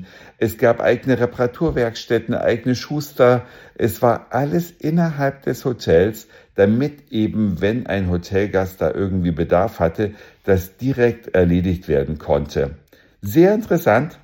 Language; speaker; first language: German; native; German